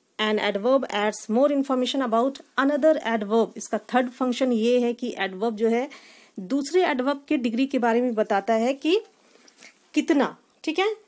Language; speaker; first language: Hindi; native; Hindi